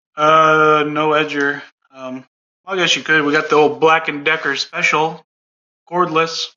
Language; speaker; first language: English; native; English